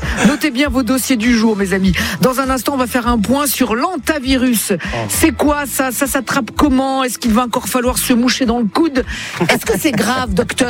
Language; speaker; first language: French; native; French